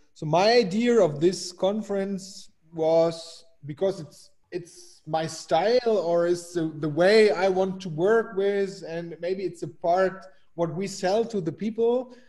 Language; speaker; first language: English; non-native, fluent; German